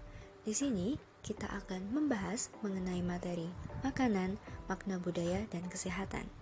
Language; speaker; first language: Indonesian; native; Indonesian